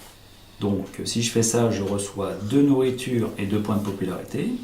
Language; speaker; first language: French; native; French